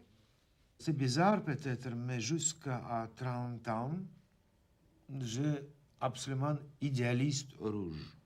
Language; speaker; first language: French; non-native, learner; Russian